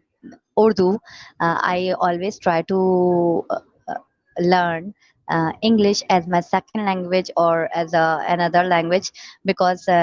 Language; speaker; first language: English; non-native, learner; Urdu